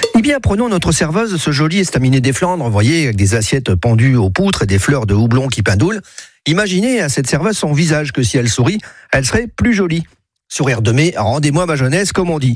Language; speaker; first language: French; native; French